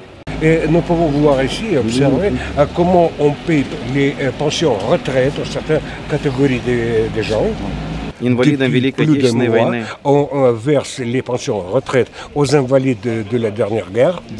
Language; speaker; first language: French; non-native, fluent; Russian